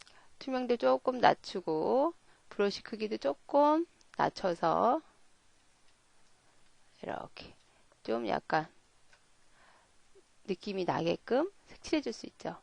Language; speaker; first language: Korean; native; Korean